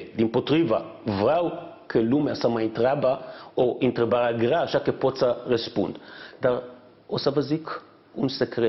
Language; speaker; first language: Romanian; non-native, fluent; Hebrew